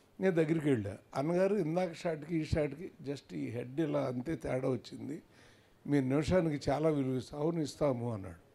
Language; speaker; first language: Telugu; native; Telugu